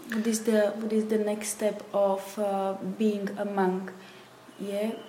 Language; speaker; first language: English; non-native, fluent; Slovak